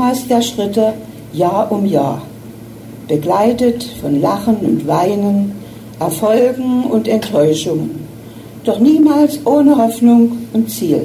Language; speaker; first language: German; native; German